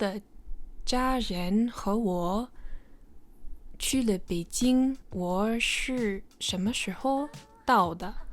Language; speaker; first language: Chinese; non-native, learner; English